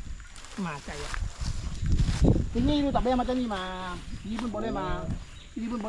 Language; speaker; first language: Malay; non-native, local second language; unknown